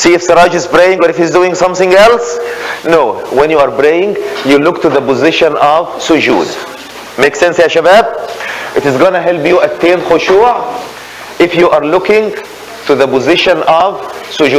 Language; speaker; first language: English; non-native, fluent; Arabic